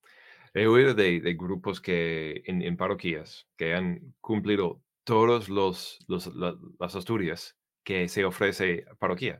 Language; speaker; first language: Spanish; non-native, fluent; English